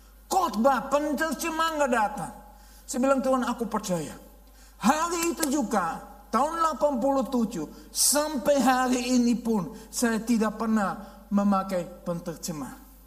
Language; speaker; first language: Indonesian; non-native, fluent; Dutch